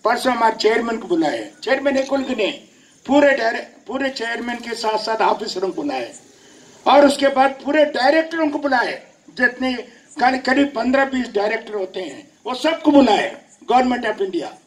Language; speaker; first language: Hindi; non-native, local second language; Telugu